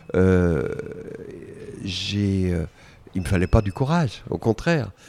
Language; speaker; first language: French; native; French